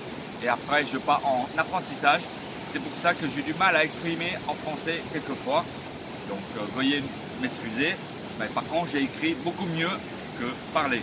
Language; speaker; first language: French; early bilingual, other home language; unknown